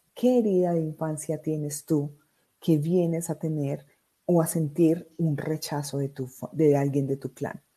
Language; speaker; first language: Spanish; native; Spanish